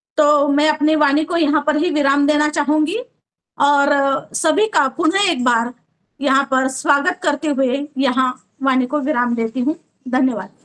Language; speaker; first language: Hindi; non-native, local second language; Marathi